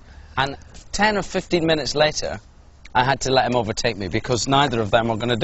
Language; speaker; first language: English; native; English